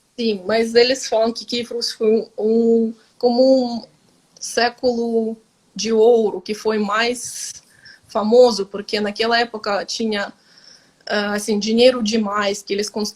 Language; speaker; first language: Portuguese; non-native, fluent; Ukrainian